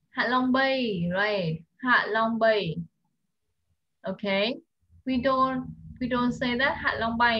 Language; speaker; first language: English; non-native, fluent; Vietnamese